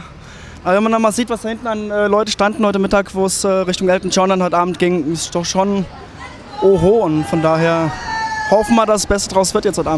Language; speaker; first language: German; native; German